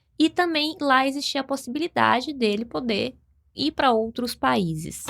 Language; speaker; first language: Portuguese; native; Portuguese